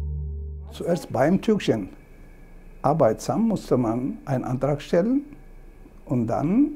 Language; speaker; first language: German; non-native, fluent; Turkish